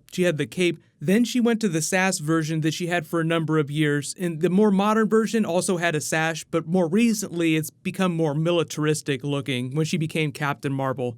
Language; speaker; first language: English; native; English